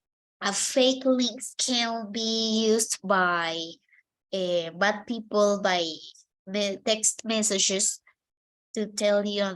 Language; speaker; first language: English; non-native, fluent; Spanish